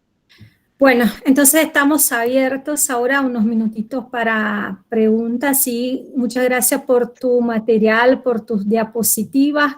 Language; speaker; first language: Spanish; non-native, fluent; Portuguese